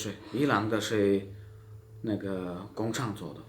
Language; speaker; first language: Chinese; non-native, fluent; Turkmen